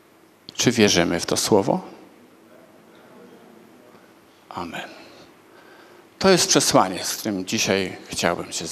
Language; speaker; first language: Polish; native; Polish